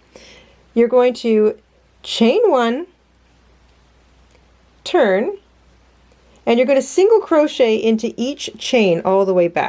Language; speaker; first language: English; native; English